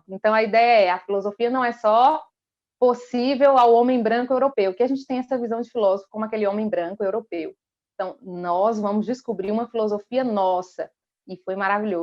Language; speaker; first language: Portuguese; native; Portuguese